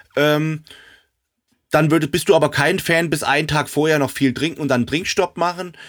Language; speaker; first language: German; native; German